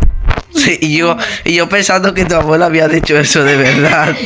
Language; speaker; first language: Spanish; native; Spanish